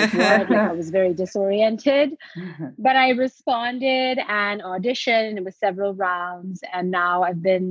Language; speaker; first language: English; non-native, local second language; Hindi